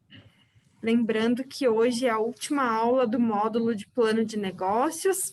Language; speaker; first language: Portuguese; native; Portuguese